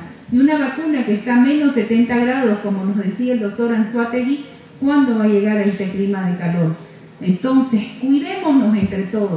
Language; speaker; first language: Spanish; native; Spanish